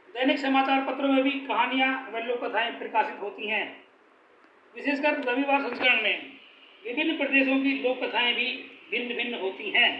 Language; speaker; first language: Hindi; native; Hindi